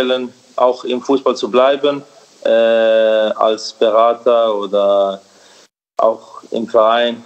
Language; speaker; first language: German; early bilingual, other home language; Serbian